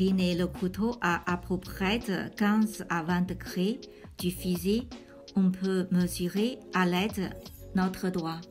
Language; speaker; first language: French; non-native, fluent; Chinese